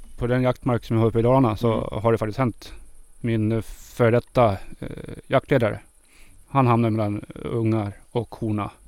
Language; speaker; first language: Swedish; native; Swedish